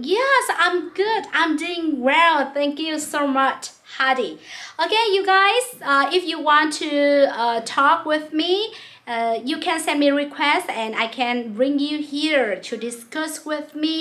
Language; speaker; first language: English; non-native, local second language; Vietnamese